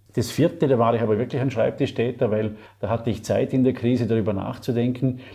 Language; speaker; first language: German; native; German